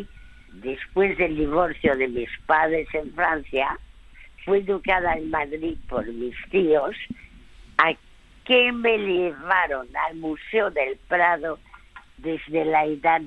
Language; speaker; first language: Spanish; early bilingual, other home language; French